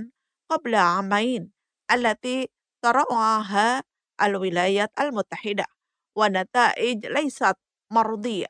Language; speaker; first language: Arabic; non-native, fluent; Indonesian